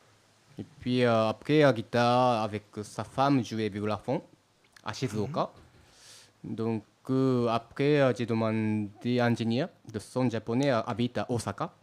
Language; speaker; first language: French; non-native, learner; Japanese